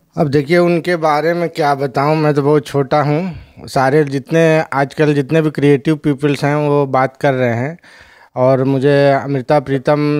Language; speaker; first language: Hindi; native; Hindi